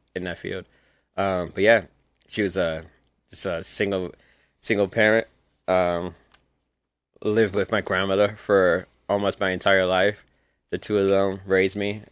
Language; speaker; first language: English; early bilingual, other home language; Spanish